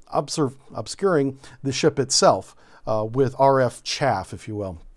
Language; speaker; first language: English; native; English